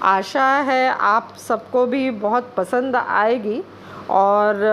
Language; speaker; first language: Hindi; non-native, local second language; Bangla